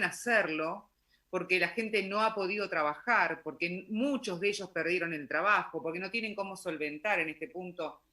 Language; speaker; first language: Spanish; native; Spanish